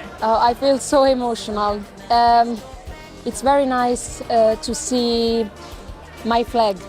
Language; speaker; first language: English; non-native, learner; Italian